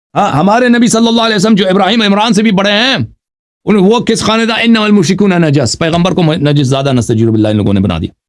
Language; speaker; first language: Urdu; non-native, fluent; Persian